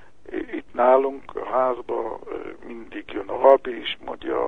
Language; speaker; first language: Hungarian; early bilingual, heritage; Hebrew